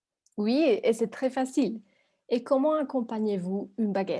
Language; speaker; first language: French; non-native, learner; Spanish